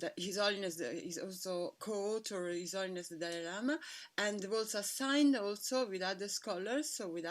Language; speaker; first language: English; non-native, fluent; Italian